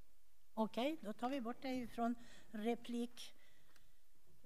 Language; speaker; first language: Swedish; native; Swedish